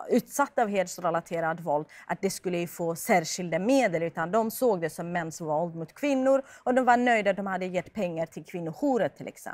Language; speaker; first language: Swedish; non-native, fluent; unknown